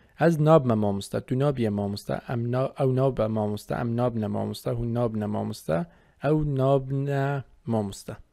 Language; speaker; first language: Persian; non-native, local second language; Kurdish